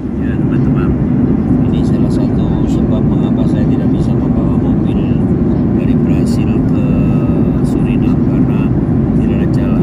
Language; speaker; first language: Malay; non-native, local second language; Javanese